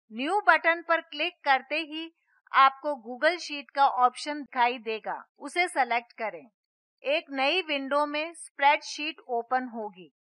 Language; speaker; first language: Hindi; non-native, local second language; Gujarati